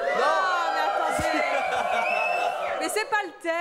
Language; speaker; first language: French; native; French